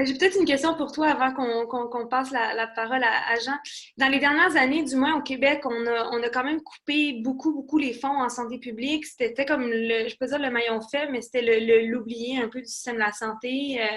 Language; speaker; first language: French; native; French